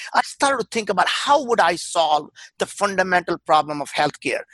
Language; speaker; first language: English; non-native, local second language; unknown